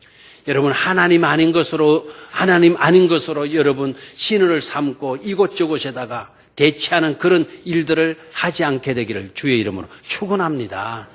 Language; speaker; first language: Korean; native; Korean